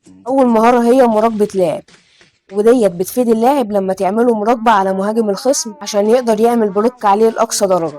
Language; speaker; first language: Arabic; native; Arabic